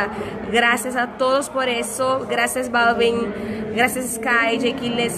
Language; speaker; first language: Spanish; non-native, learner; Portuguese